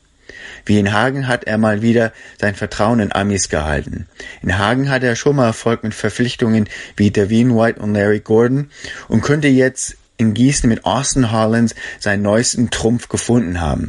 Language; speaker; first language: German; native; German